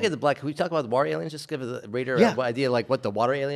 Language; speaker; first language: English; native; English